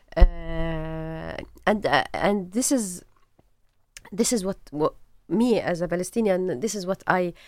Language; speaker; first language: English; non-native, learner; Arabic